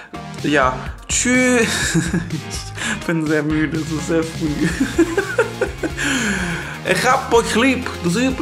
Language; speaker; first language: German; native; German